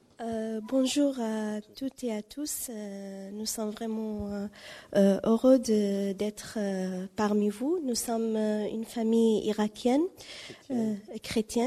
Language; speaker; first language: French; non-native, learner; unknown